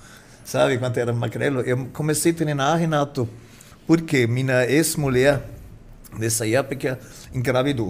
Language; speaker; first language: Portuguese; non-native, fluent; German